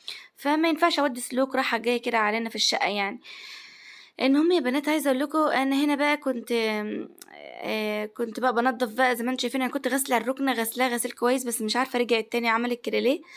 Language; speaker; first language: Arabic; native; Arabic